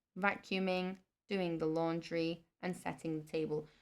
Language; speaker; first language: English; non-native, fluent; Turkish